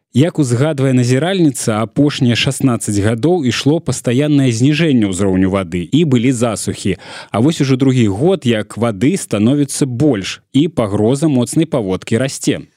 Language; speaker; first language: Belarusian; native; Belarusian